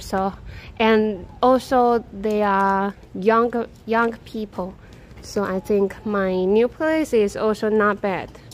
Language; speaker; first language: English; non-native, learner; Chinese